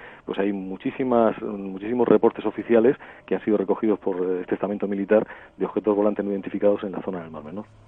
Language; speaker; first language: Spanish; native; Spanish